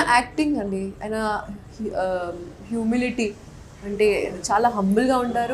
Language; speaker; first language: Telugu; non-native, local second language; Hindi